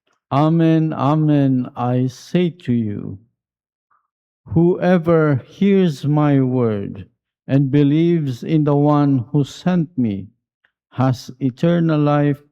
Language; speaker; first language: English; non-native, local second language; Filipino